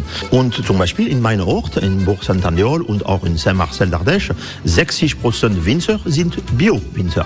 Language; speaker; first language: German; non-native, learner; French